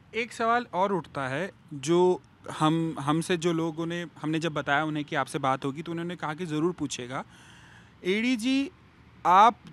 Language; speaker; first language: Hindi; native; Hindi